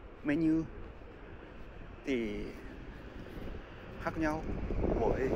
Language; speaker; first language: Vietnamese; non-native, learner; Japanese